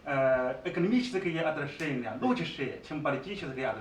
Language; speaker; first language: Russian; non-native, learner; Chinese